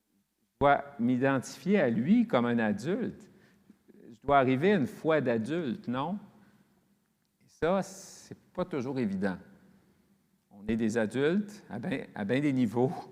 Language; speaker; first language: French; native; French